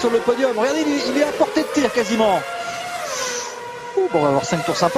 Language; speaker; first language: French; native; French